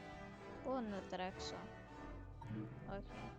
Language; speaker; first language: Greek; early bilingual, heritage; Greek